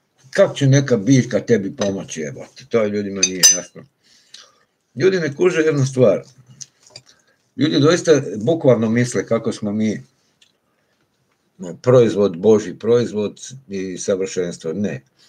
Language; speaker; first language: Croatian; native; Croatian